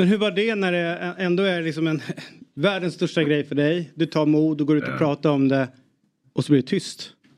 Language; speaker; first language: Swedish; native; Swedish